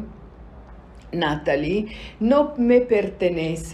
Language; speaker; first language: Spanish; non-native, fluent; Italian